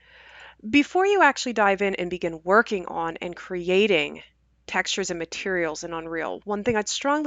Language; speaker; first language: English; native; English